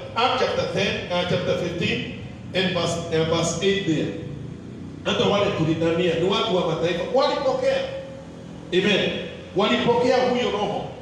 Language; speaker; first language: English; non-native, local second language; Swahili